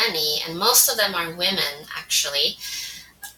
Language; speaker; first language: English; non-native, fluent; Swedish